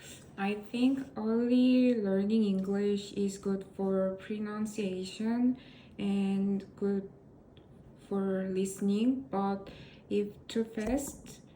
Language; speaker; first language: English; non-native, learner; Korean